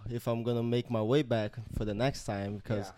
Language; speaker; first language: English; non-native, learner; Portuguese